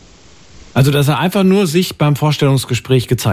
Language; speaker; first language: German; native; German